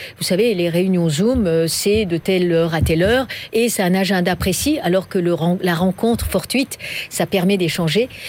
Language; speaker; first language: French; non-native, fluent; Persian